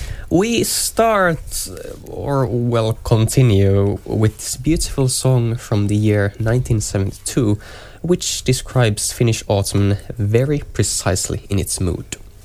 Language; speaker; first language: English; non-native, fluent; Finnish